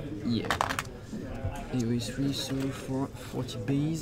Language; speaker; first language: English; non-native, learner; French